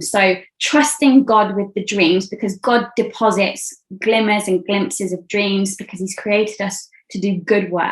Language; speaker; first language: English; native; English